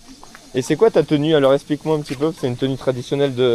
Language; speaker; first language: French; native; French